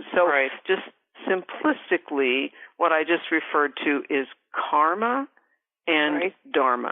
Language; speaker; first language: English; native; English